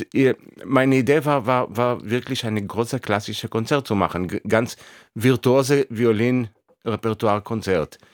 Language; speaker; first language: German; non-native, fluent; Hebrew